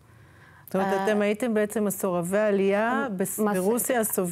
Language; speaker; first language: Hebrew; native; Hebrew